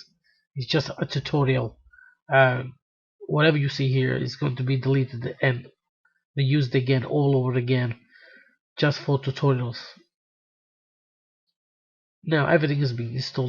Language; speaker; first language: English; non-native, fluent; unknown